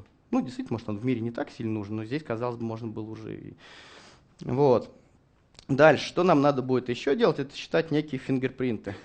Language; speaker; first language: Russian; native; Russian